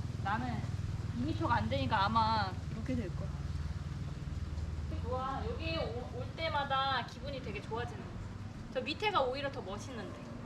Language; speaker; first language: Korean; native; Korean